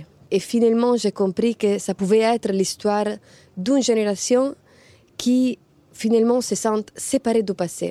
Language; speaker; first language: French; non-native, fluent; Italian